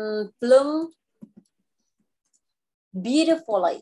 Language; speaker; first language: English; non-native, local second language; Vietnamese